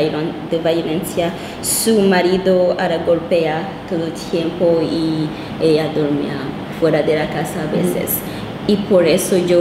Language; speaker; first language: Spanish; non-native, local second language; Kinyarwanda